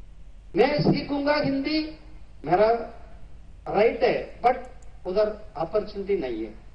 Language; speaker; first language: Hindi; non-native, local second language; Tamil